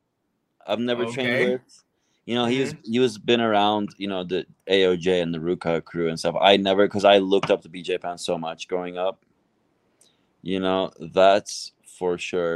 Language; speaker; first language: English; non-native, fluent; Turkish